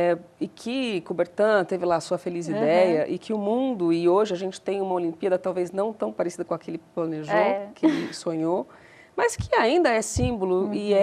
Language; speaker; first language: Portuguese; native; Portuguese